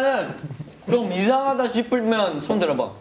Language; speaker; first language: Korean; native; Korean